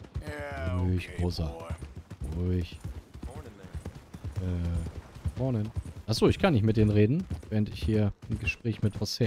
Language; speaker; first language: German; native; German